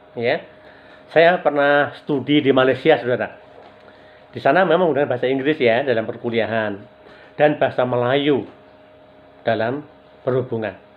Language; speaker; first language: Indonesian; non-native, local second language; Javanese